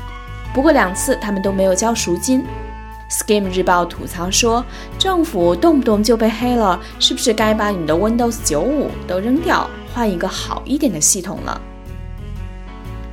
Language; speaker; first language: Chinese; native; Chinese